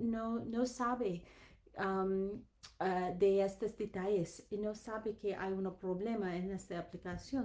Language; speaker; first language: Spanish; non-native, learner; English